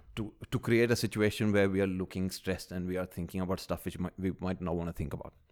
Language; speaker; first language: English; early bilingual, other home language; Malayalam